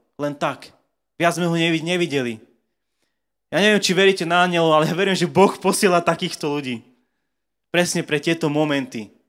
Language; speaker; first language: Slovak; native; Slovak